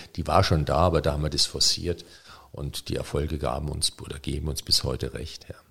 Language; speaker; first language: German; native; German